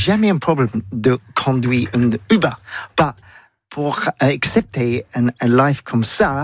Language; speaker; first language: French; non-native, learner; English